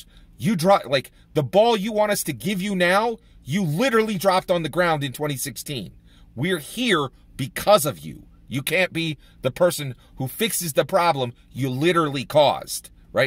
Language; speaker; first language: English; native; English